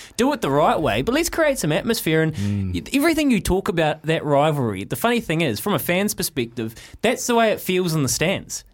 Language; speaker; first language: English; native; English